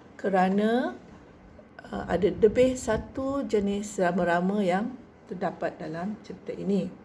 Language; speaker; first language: Malay; native; Malay